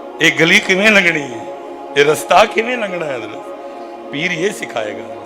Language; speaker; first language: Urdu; non-native, local second language; Punjabi